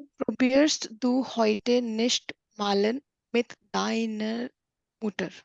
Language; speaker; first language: German; non-native, learner; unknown